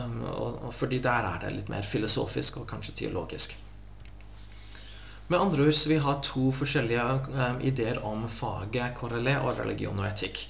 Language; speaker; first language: Norwegian; non-native, fluent; English